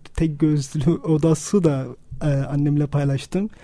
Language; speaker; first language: Turkish; non-native, fluent; Urdu